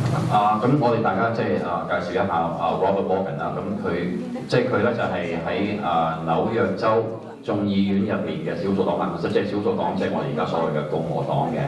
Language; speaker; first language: Cantonese; native; Cantonese